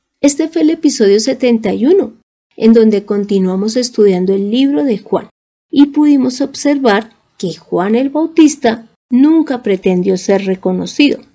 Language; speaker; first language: Spanish; native; Spanish